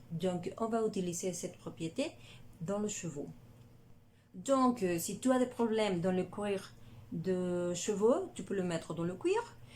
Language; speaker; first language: French; non-native, learner; Spanish